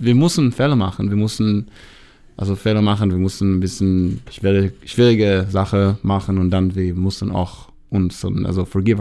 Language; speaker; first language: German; non-native, learner; Hebrew